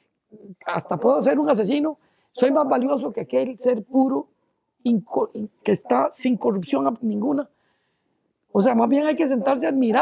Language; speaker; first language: Spanish; native; Spanish